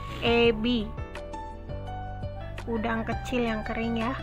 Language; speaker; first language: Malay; non-native, local second language; Javanese